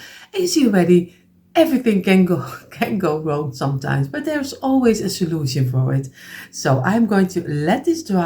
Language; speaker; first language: English; non-native, fluent; Dutch